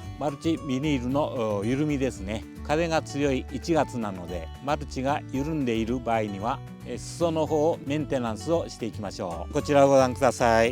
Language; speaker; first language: Japanese; native; Japanese